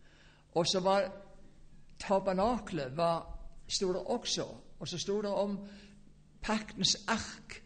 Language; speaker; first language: Norwegian; native; Norwegian